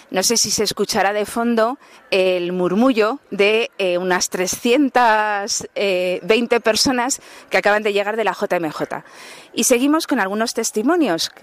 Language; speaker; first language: Spanish; native; Spanish